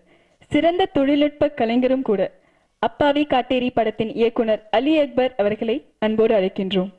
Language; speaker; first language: Tamil; native; Tamil